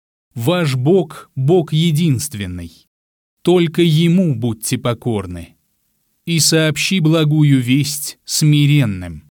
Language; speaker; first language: Russian; native; Russian